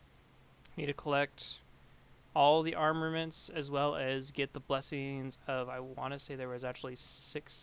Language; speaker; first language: English; native; English